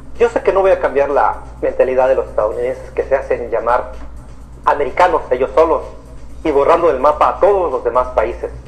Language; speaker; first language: Spanish; native; Spanish